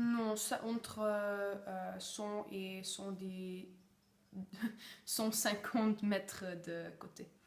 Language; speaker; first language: French; non-native, learner; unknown